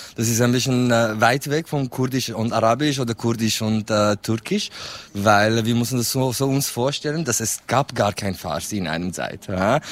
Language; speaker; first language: German; non-native, fluent; Kurdish